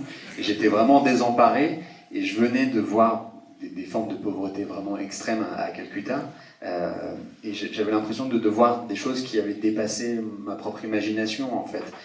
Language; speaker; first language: French; native; French